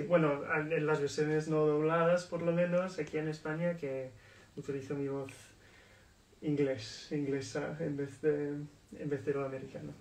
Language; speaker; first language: Spanish; non-native, fluent; English